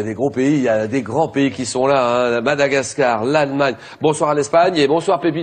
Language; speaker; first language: French; native; French